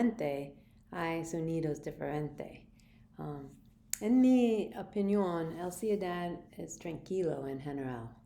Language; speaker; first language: Spanish; non-native, learner; English